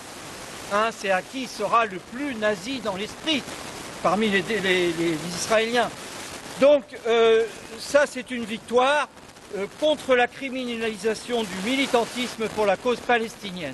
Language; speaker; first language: French; native; French